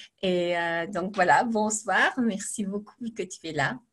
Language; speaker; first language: French; non-native, fluent; German